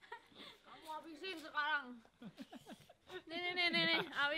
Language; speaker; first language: Indonesian; non-native, fluent; English